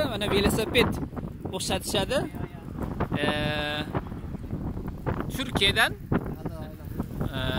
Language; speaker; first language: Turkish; non-native, learner; Uzbek